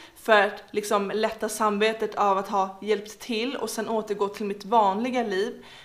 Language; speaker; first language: Swedish; native; Swedish